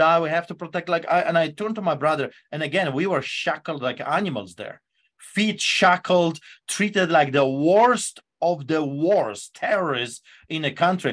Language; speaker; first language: English; non-native, fluent; Polish